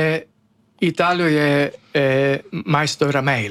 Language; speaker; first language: Lithuanian; non-native, learner; Italian